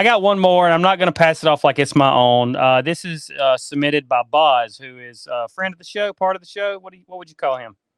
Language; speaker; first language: English; native; English